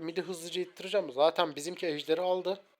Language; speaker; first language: Turkish; native; Turkish